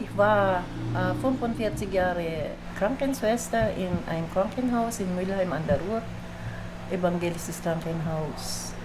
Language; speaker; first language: German; non-native, fluent; Filipino